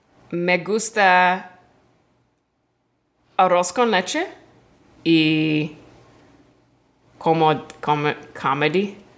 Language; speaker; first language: Spanish; non-native, learner; English